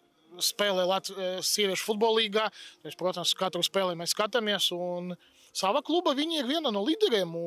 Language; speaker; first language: Latvian; non-native, local second language; Russian